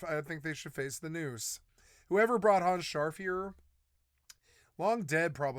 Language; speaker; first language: English; native; English